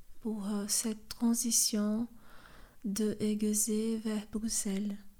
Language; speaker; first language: French; non-native, fluent; Portuguese